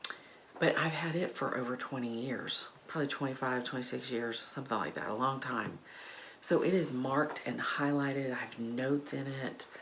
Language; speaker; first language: English; native; English